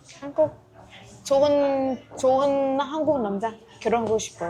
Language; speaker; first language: Korean; non-native, learner; Vietnamese